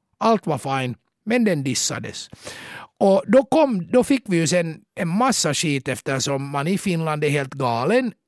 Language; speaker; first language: Swedish; native; Swedish